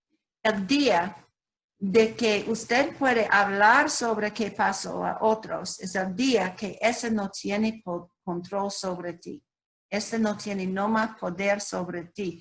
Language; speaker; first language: Spanish; non-native, learner; English